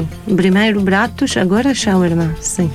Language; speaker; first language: Portuguese; non-native, learner; Arabic